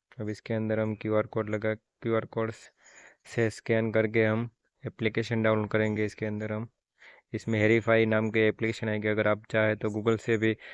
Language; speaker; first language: Hindi; non-native, local second language; Gujarati